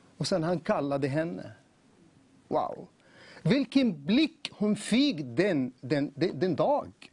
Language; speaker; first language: Swedish; non-native, learner; Arabic